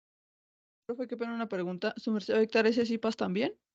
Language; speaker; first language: Spanish; native; Spanish